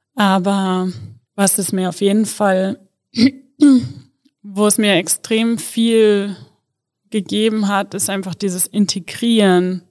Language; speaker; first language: German; native; German